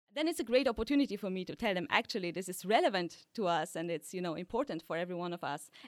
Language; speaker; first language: English; early bilingual, other home language; Polish